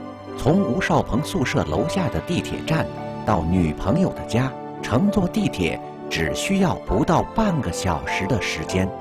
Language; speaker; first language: Chinese; native; Chinese